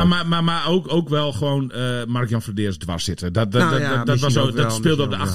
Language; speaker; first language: Dutch; native; Dutch